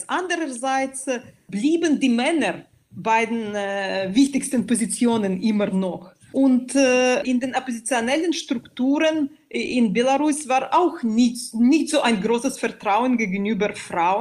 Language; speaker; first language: German; non-native, fluent; Russian